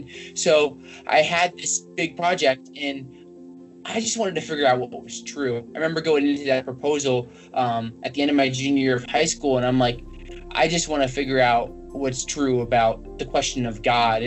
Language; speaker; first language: English; native; English